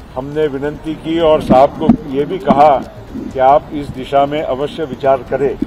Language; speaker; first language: Hindi; non-native, local second language; Marathi